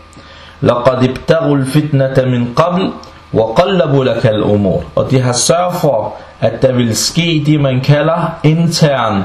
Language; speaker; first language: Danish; non-native, fluent; Arabic